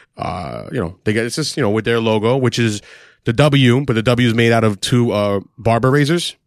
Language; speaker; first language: English; early bilingual, other home language; Italian